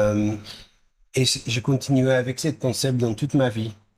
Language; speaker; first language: French; non-native, fluent; Hebrew